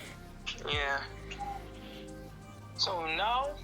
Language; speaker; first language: English; non-native, learner; Haitian Creole